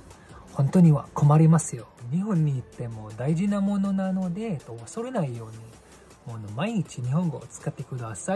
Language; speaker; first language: Japanese; non-native, learner; Filipino